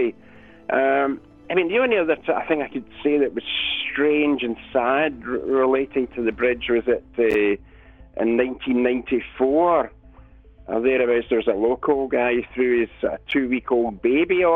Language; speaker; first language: English; native; English